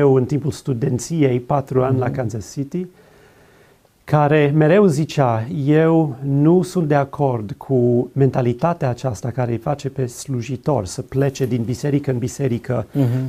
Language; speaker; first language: Romanian; non-native, fluent; English